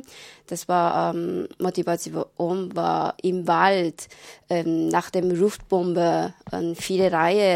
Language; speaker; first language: German; non-native, learner; Japanese